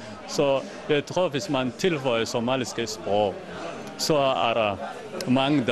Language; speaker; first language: Danish; non-native, fluent; Somali